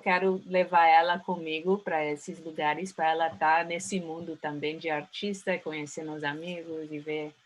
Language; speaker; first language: Portuguese; early bilingual, heritage; Portuguese